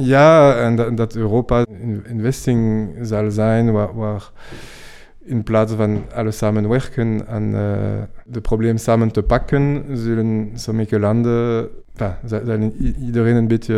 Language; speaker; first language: Dutch; non-native, fluent; French